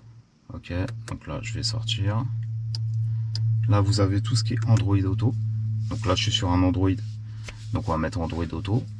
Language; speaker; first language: French; native; French